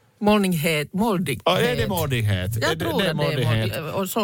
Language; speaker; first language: Swedish; non-native, learner; Finnish